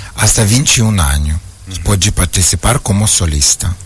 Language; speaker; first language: Portuguese; non-native, learner; Ukrainian